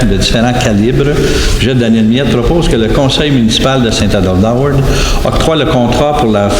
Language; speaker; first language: French; native; French